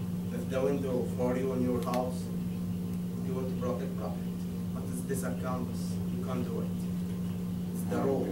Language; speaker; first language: English; non-native, learner; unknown